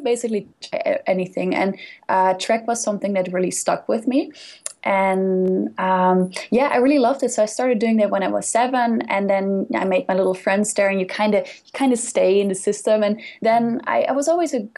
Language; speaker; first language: English; non-native, fluent; Dutch